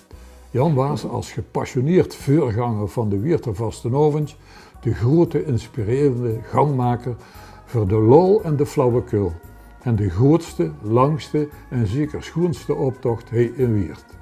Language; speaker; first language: Dutch; native; Dutch